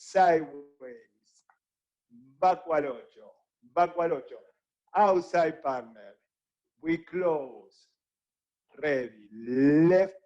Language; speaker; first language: English; non-native, fluent; Spanish